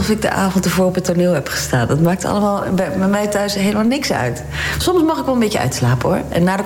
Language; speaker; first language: Dutch; native; Dutch